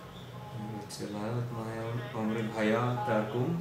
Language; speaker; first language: Hebrew; non-native, learner; Finnish